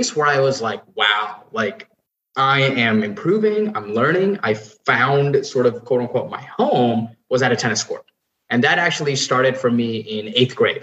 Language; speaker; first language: English; non-native, local second language; Nepali